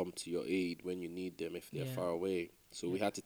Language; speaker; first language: English; non-native, local second language; Igbo